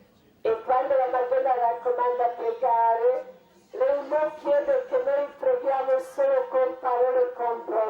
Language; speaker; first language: Italian; non-native, learner; Croatian